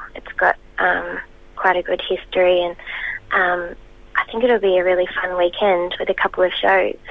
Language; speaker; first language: English; native; English